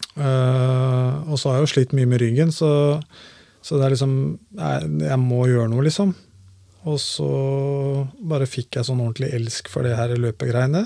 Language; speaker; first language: Norwegian; native; Norwegian